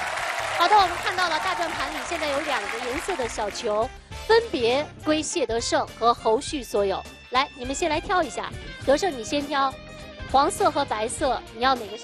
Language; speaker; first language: Chinese; native; Chinese